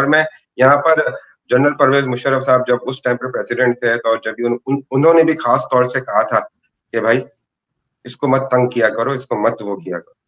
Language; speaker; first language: Urdu; native; Urdu